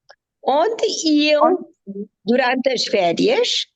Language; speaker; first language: Portuguese; non-native, fluent; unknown